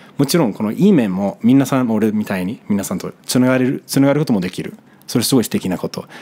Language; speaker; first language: Japanese; non-native, fluent; English